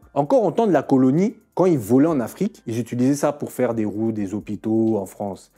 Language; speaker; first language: French; non-native, local second language; Lingala